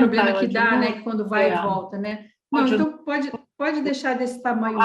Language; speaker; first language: Portuguese; native; Portuguese